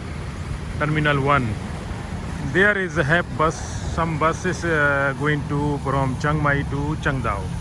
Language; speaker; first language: English; non-native, learner; Urdu